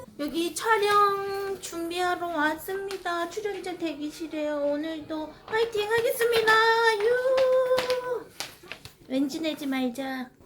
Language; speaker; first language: Korean; native; Korean